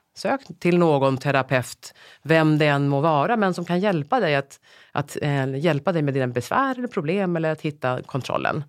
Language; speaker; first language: Swedish; native; Swedish